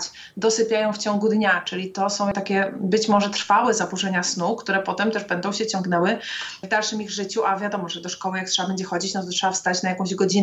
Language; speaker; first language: Polish; native; Polish